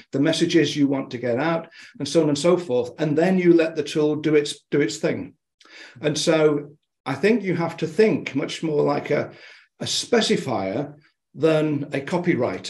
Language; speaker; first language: English; native; English